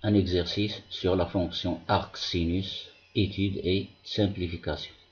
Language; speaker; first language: French; non-native, local second language; Arabic